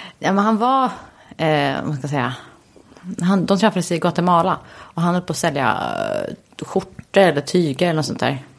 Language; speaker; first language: Swedish; early bilingual, heritage; Swedish